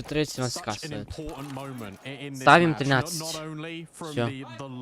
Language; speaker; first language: Russian; native; Russian